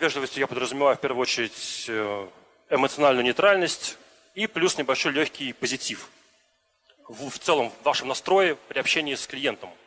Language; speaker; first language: Russian; native; Russian